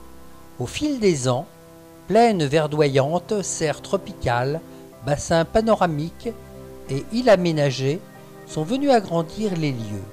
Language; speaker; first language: French; native; French